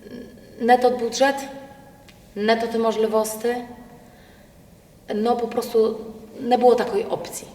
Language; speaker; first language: Polish; non-native, local second language; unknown